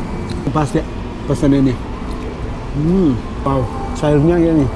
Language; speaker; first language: Indonesian; non-native, fluent; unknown